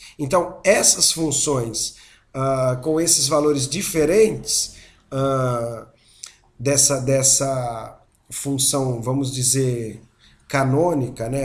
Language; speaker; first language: Portuguese; native; Portuguese